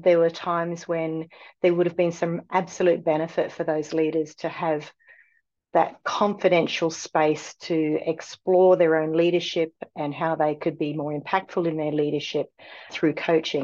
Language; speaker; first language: English; native; English